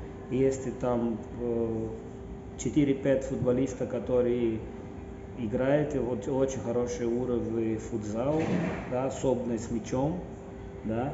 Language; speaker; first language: Russian; non-native, fluent; Portuguese